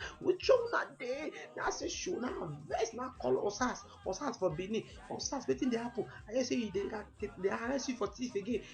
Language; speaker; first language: Nigerian Pidgin; native; Nigerian Pidgin